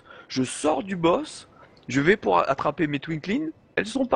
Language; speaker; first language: French; native; French